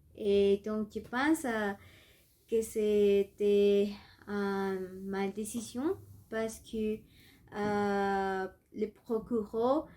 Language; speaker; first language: French; non-native, learner; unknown